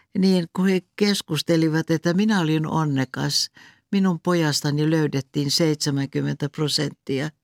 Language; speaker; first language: Finnish; non-native, local second language; Swedish